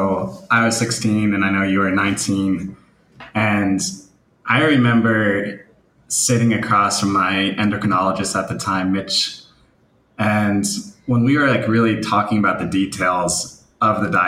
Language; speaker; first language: English; native; English